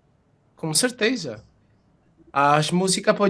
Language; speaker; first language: Portuguese; non-native, fluent; Italian